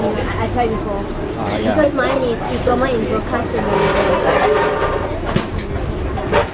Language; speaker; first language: English; non-native, local second language; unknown